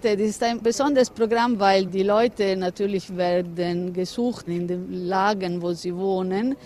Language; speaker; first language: German; non-native, fluent; Italian